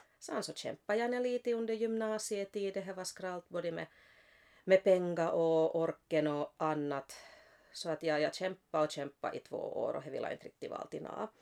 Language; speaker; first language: Swedish; native; Swedish